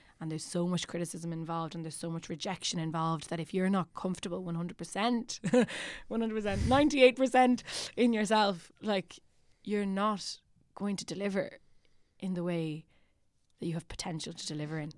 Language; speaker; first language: English; non-native, fluent; Italian